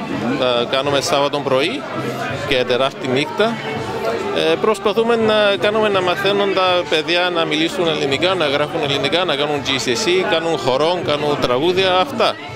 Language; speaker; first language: Greek; early bilingual, heritage; Greek